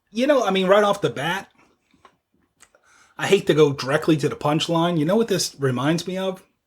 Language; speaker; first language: English; native; English